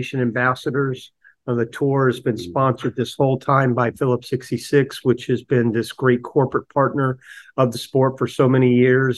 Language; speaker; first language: English; native; English